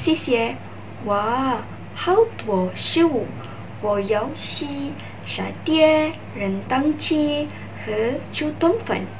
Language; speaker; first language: Chinese; non-native, learner; Malay